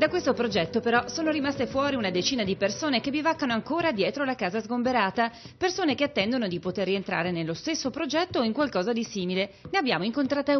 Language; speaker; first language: Italian; native; Italian